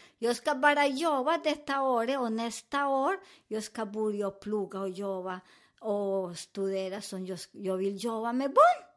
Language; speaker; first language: Swedish; non-native, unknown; Spanish